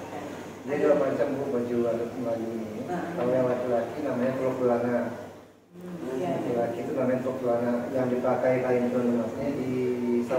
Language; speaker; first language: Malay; non-native, local second language; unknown